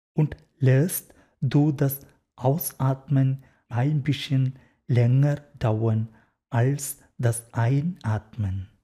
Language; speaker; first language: German; non-native, learner; Malayalam